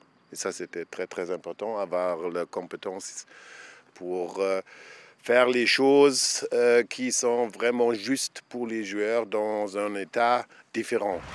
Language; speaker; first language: French; non-native, fluent; German